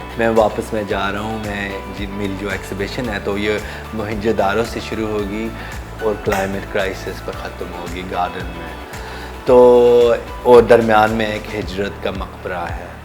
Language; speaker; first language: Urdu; early bilingual, heritage; Urdu